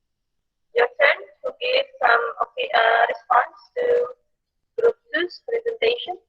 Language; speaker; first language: English; non-native, fluent; Indonesian